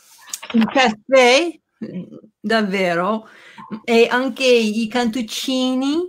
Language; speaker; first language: Italian; non-native, learner; English